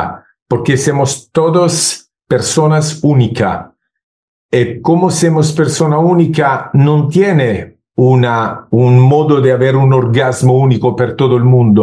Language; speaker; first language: Spanish; non-native, learner; Italian